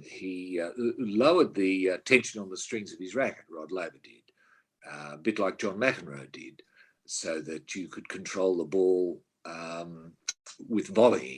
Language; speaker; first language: English; native; English